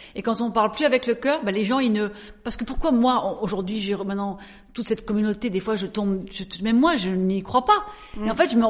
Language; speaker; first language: French; native; French